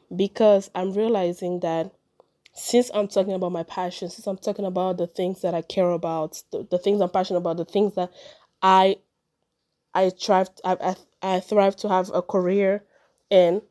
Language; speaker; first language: English; early bilingual, other home language; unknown